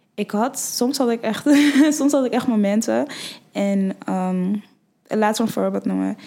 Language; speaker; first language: Dutch; early bilingual, other home language; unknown